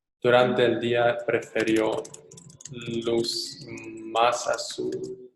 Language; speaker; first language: Spanish; non-native, learner; English